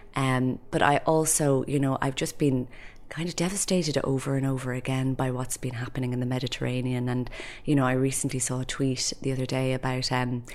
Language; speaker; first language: English; native; English